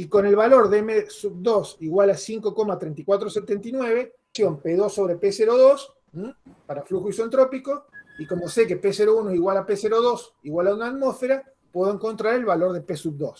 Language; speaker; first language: Spanish; native; Spanish